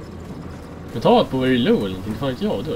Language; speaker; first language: Swedish; native; Swedish